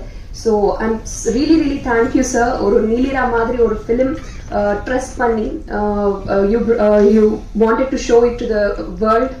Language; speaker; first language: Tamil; non-native, learner; Telugu